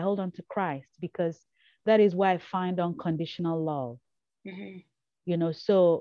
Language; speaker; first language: English; non-native, local second language; Igbo